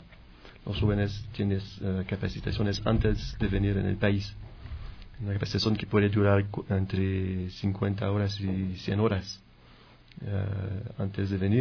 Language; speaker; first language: Spanish; non-native, fluent; French